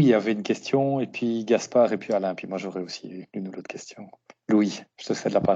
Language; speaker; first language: French; native; French